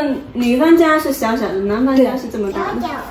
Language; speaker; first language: Chinese; native; Chinese